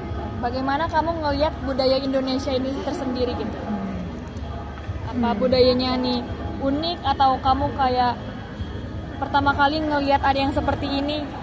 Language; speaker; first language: Indonesian; native; Indonesian